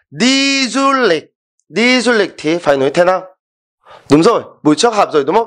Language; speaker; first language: Vietnamese; non-native, fluent; Korean